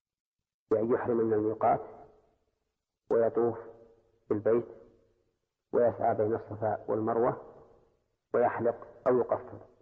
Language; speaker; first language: Arabic; native; Arabic